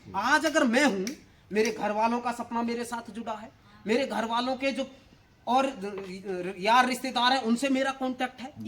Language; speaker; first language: Hindi; native; Hindi